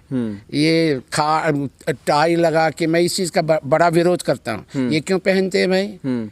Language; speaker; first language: Hindi; early bilingual, heritage; Hindi